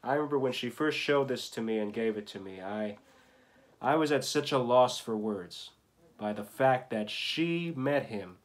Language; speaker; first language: English; native; English